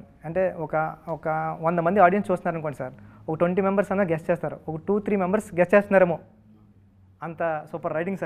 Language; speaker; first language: Telugu; native; Telugu